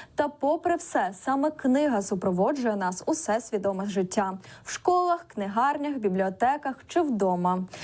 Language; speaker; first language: Ukrainian; native; Ukrainian